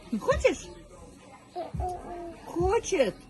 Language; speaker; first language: Russian; non-native, learner; Tajik